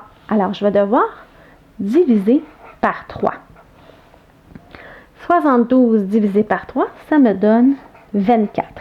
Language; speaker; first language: French; native; French